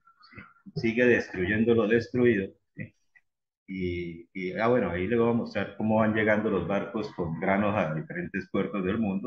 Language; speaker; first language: Spanish; native; Spanish